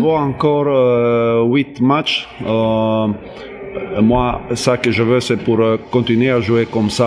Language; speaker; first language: French; non-native, learner; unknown